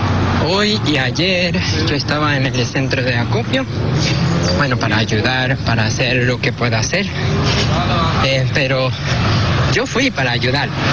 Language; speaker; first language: Spanish; non-native, fluent; Japanese